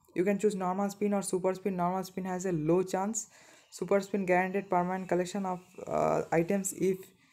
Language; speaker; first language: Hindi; non-native, local second language; Bangla